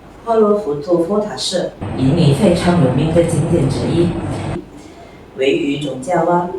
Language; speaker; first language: Chinese; non-native, learner; Indonesian